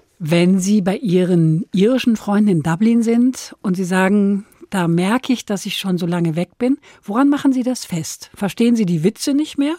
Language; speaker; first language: German; native; German